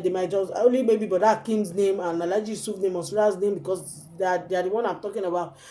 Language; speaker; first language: English; non-native, local second language; Yoruba